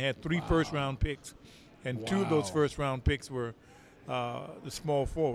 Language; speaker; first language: English; native; English